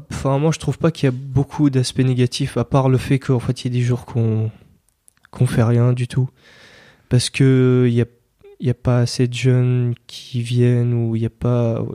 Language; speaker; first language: French; early bilingual, other home language; Kurdish